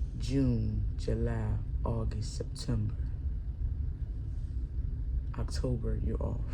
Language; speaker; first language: English; native; English